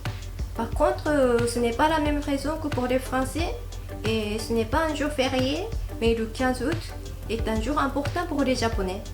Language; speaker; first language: French; non-native, fluent; Japanese